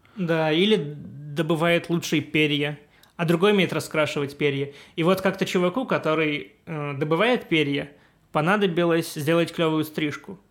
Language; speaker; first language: Russian; native; Russian